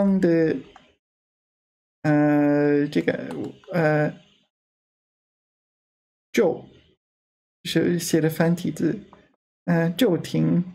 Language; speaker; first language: Chinese; non-native, learner; English